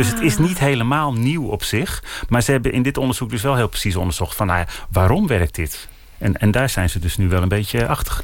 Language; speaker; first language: Dutch; native; Dutch